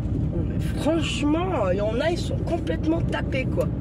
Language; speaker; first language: French; native; French